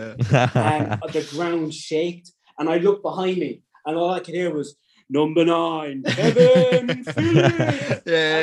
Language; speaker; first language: English; native; English